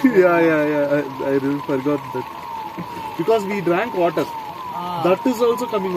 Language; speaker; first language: English; non-native, local second language; Tamil